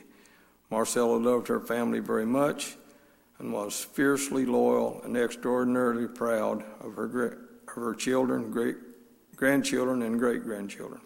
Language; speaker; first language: English; native; English